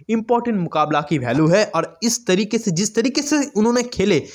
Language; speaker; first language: Hindi; native; Hindi